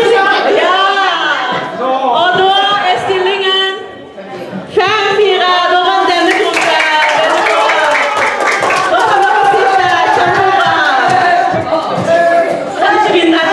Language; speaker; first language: Norwegian; non-native, fluent; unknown